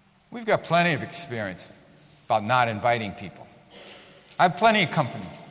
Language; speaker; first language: English; native; English